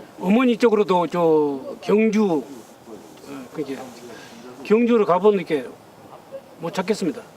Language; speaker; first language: Korean; non-native, learner; Russian